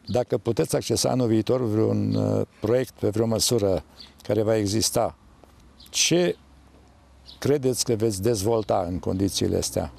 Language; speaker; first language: Romanian; native; Romanian